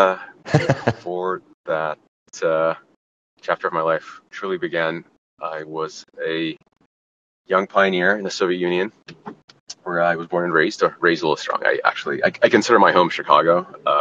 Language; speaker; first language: English; non-native, fluent; Ukrainian